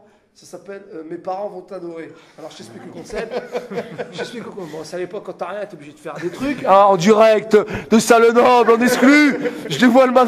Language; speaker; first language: French; native; French